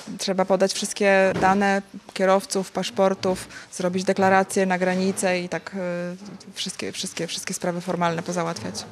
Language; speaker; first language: Polish; native; Polish